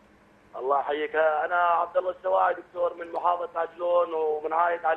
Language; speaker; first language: Arabic; native; Arabic